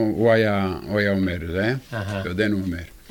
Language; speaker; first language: Hebrew; non-native, fluent; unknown